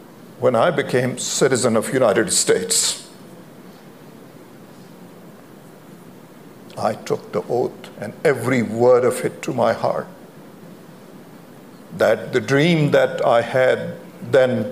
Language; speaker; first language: English; non-native, local second language; Punjabi